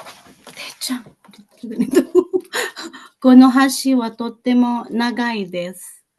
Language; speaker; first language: Japanese; non-native, learner; Filipino